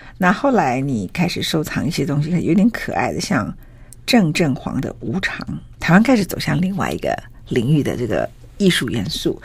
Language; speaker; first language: Chinese; native; Chinese